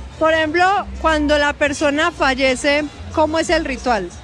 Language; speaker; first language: Spanish; native; Spanish